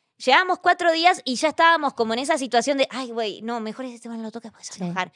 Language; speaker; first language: Spanish; native; Spanish